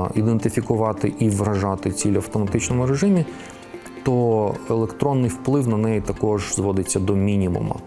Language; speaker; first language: Ukrainian; native; Ukrainian